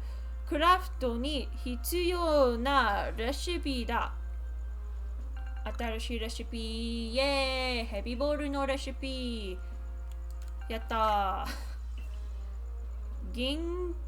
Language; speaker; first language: Japanese; non-native, learner; English